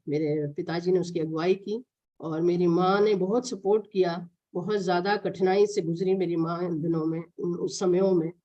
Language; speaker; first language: Hindi; non-native, local second language; Malayalam